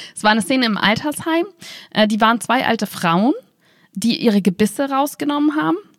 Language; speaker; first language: German; native; German